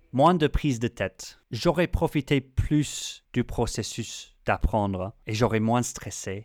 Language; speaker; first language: French; non-native, fluent; English